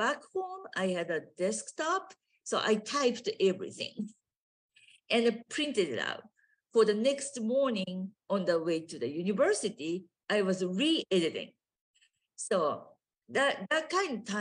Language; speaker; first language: English; non-native, fluent; Japanese